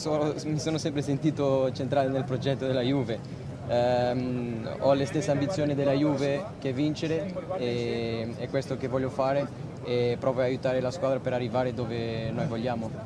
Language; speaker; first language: Italian; non-native, fluent; Portuguese